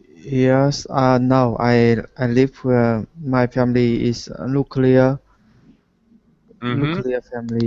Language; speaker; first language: English; non-native, learner; Vietnamese